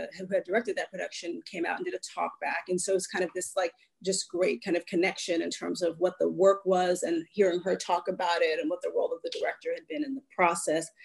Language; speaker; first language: English; native; English